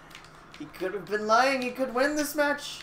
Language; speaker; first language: English; native; English